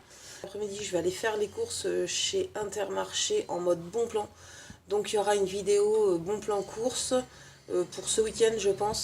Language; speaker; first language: French; native; French